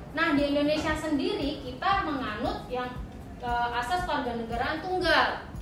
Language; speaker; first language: Indonesian; native; Indonesian